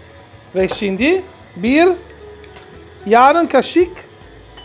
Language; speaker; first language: Turkish; non-native, learner; Italian